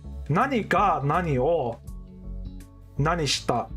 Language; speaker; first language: Japanese; non-native, learner; English